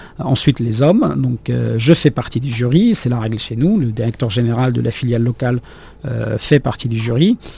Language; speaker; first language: French; non-native, local second language; Arabic